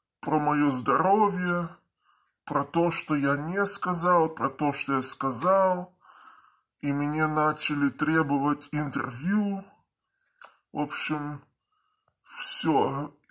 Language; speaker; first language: Russian; early bilingual, heritage; Russian